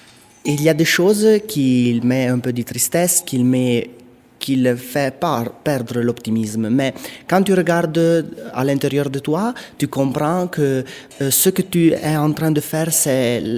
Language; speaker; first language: French; non-native, local second language; Italian